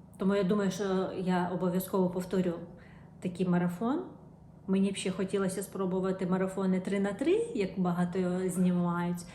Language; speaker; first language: Ukrainian; non-native, local second language; Russian